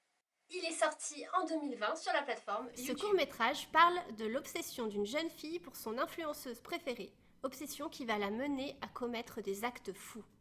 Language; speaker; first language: French; native; French